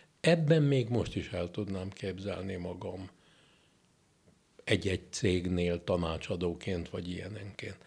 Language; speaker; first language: Hungarian; native; Hungarian